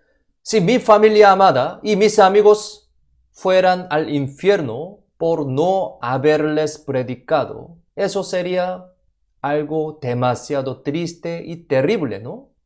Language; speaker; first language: Spanish; non-native, fluent; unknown